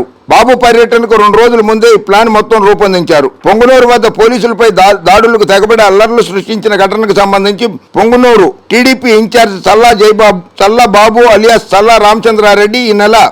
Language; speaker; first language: Telugu; native; Telugu